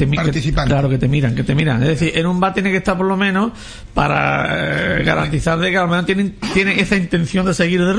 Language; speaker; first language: Spanish; native; Spanish